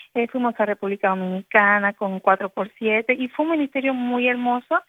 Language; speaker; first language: Spanish; native; Spanish